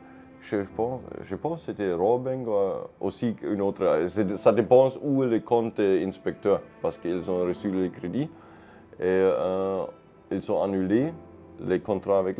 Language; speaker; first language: French; non-native, fluent; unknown